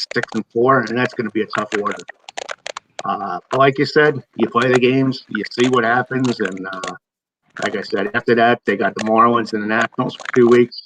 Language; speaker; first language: English; native; English